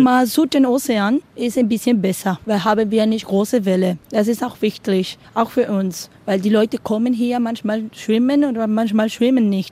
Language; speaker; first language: German; non-native, learner; Spanish